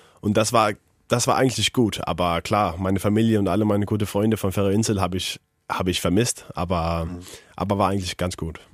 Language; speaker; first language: German; non-native, learner; Faroese